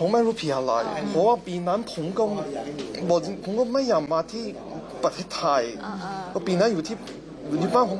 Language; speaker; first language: Thai; non-native, learner; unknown